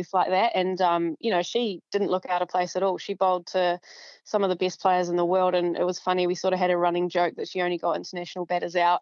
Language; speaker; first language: English; native; English